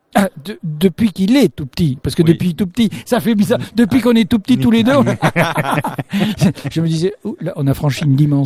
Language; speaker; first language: French; native; French